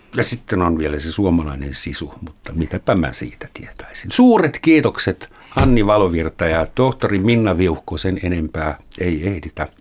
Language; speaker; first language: Finnish; native; Finnish